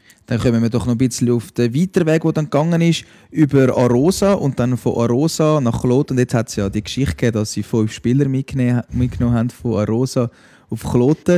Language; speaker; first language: German; native; German